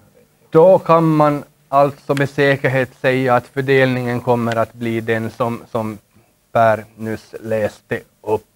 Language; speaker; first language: Swedish; native; Swedish